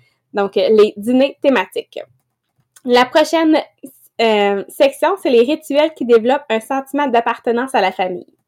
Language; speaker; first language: French; native; French